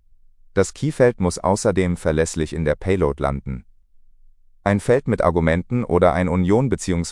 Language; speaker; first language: German; native; German